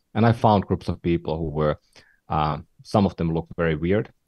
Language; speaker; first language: English; non-native, fluent; Finnish